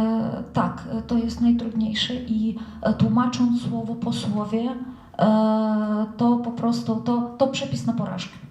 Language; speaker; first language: Polish; non-native, fluent; Russian